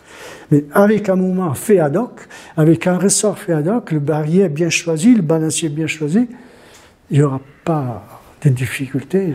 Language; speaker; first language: French; non-native, fluent; Italian